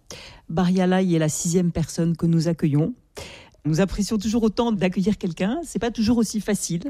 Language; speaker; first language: French; native; French